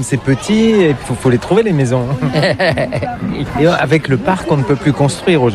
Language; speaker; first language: French; native; French